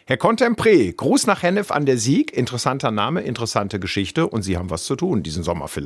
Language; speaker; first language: German; native; German